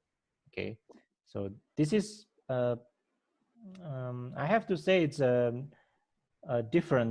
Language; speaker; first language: English; non-native, fluent; Indonesian